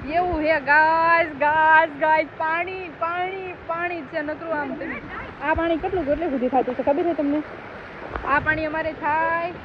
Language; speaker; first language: Gujarati; native; Gujarati